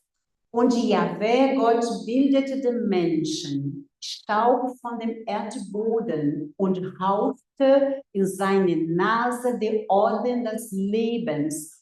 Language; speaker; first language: German; non-native, fluent; Portuguese